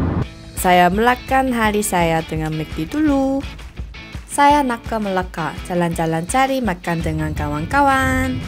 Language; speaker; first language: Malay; non-native, fluent; Korean